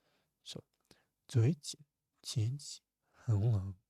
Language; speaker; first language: Chinese; non-native, fluent; Russian